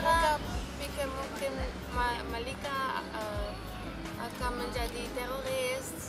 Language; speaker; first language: Indonesian; non-native, learner; Dutch